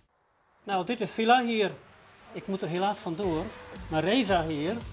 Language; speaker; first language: Dutch; native; Dutch